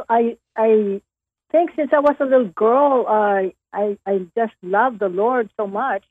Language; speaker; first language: English; non-native, local second language; Hiligaynon